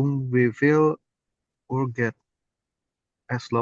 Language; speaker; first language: German; non-native, learner; Indonesian